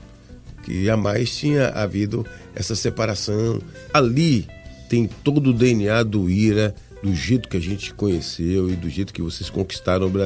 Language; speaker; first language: Portuguese; native; Portuguese